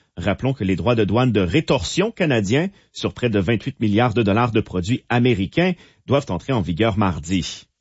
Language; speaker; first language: French; native; French